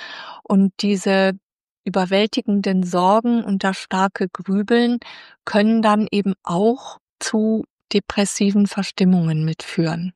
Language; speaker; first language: German; native; German